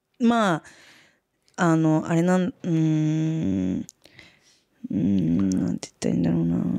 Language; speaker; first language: Japanese; native; Japanese